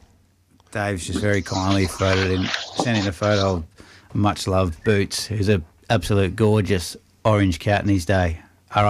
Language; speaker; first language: English; native; English